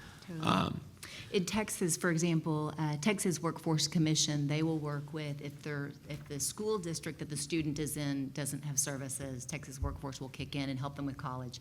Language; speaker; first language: English; native; English